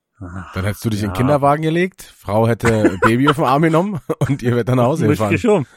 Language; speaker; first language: German; native; German